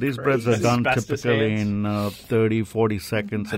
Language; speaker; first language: English; non-native, local second language; Telugu